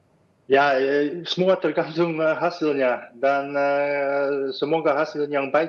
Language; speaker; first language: Indonesian; non-native, fluent; Dutch